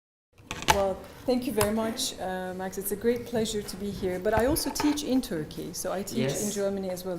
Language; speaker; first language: English; non-native, fluent; Turkish